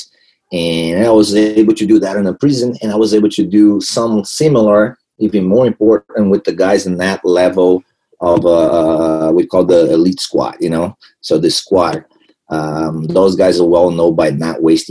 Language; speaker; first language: English; non-native, fluent; Portuguese